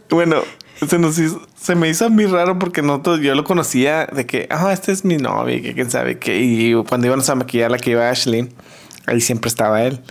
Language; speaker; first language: Spanish; early bilingual, heritage; Spanish